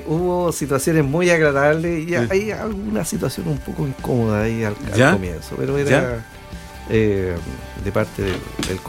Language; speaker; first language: Spanish; native; Spanish